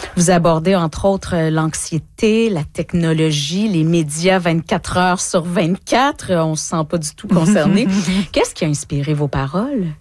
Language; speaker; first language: French; native; French